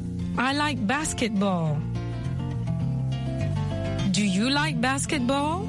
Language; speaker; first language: English; non-native, fluent; French